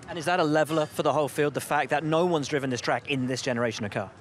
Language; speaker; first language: English; native; English